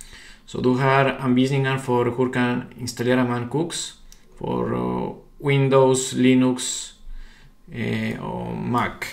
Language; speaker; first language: Swedish; non-native, fluent; Spanish